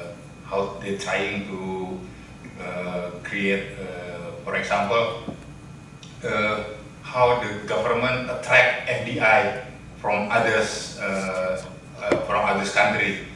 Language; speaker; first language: English; non-native, learner; Indonesian